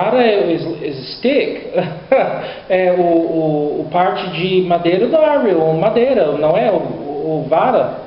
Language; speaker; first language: Portuguese; non-native, learner; English